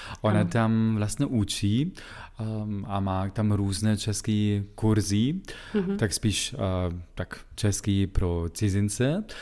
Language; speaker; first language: Czech; non-native, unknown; German